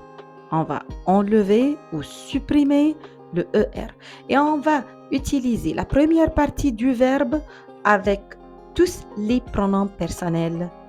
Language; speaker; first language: French; non-native, fluent; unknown